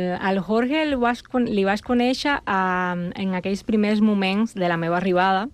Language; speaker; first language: Catalan; non-native, fluent; Spanish